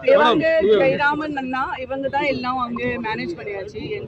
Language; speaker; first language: Tamil; non-native, learner; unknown